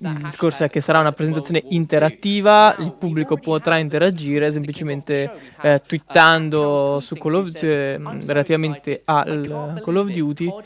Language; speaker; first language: Italian; native; Italian